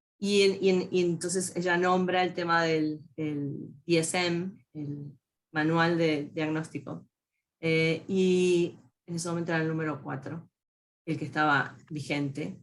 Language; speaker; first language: Spanish; native; Spanish